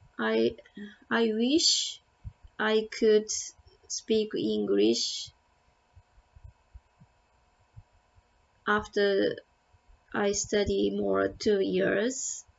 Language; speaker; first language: English; non-native, learner; Japanese